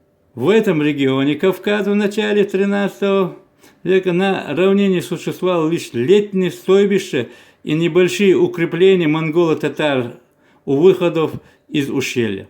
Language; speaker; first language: Russian; non-native, local second language; Chechen